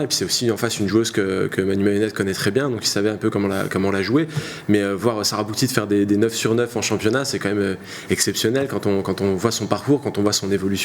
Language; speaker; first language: French; native; French